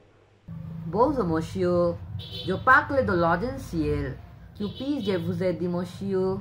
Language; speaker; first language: French; non-native, learner; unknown